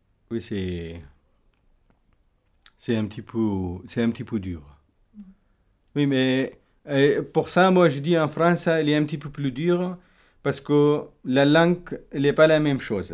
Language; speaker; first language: French; non-native, learner; Kurdish